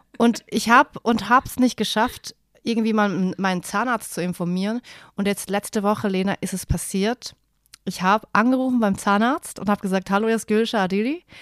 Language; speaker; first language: German; native; German